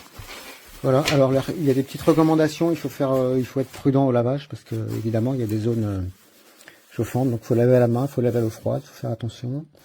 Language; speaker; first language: French; native; French